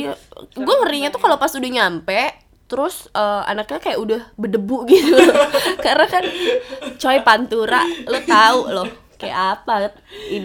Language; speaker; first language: Indonesian; native; Indonesian